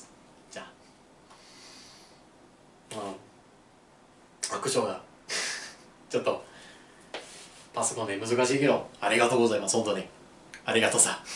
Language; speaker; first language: Japanese; non-native, learner; English